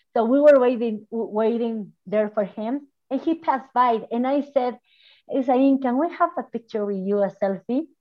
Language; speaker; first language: English; non-native, fluent; Spanish